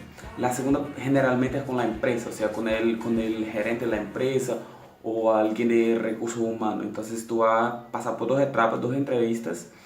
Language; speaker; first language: Spanish; non-native, local second language; Portuguese